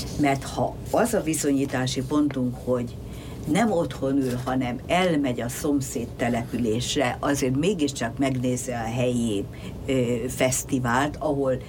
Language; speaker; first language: Hungarian; native; Hungarian